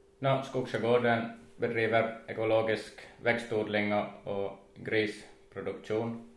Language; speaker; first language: Swedish; native; Swedish